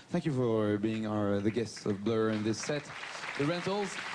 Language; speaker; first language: English; non-native, fluent; French